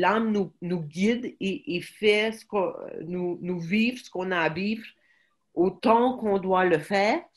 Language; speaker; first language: French; non-native, fluent; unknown